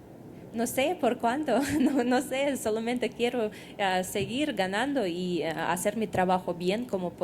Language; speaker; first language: Spanish; non-native, fluent; Russian